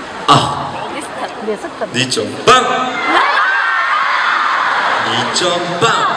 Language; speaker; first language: Chinese; non-native, learner; Korean